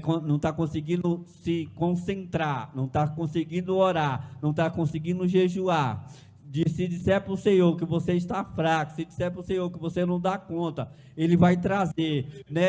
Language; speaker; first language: Portuguese; native; Portuguese